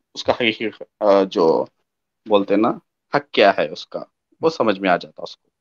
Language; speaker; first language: Hindi; non-native, local second language; Telugu